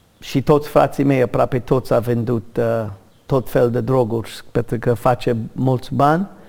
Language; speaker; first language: Romanian; non-native, learner; English